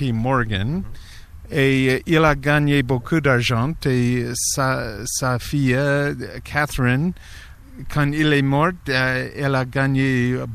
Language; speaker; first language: French; non-native, learner; English